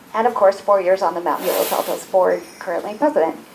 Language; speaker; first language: English; native; English